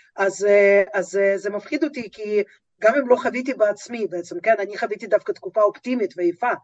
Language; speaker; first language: Hebrew; non-native, fluent; Russian